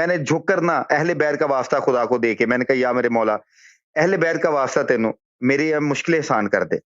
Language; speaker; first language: Urdu; non-native, local second language; Punjabi